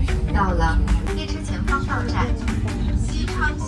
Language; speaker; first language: Chinese; native; Chinese